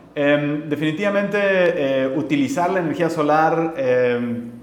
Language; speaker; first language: Spanish; native; Spanish